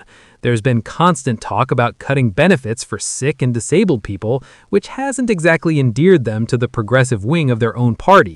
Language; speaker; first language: English; native; English